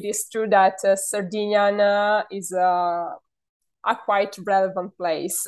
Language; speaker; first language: English; non-native, fluent; Italian